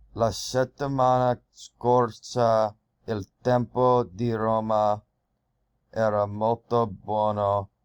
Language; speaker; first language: Italian; non-native, learner; English